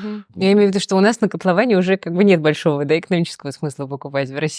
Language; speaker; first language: Russian; native; Russian